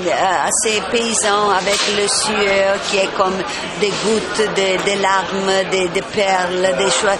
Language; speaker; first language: French; non-native, fluent; Italian